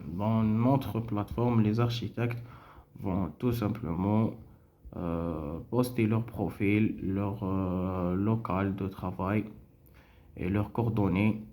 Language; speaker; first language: French; non-native, local second language; Arabic